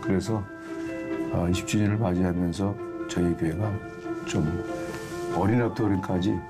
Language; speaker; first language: Korean; native; Korean